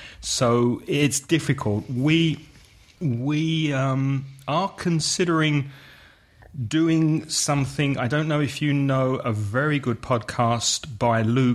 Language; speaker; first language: English; native; English